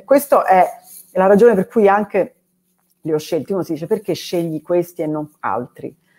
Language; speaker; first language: Italian; native; Italian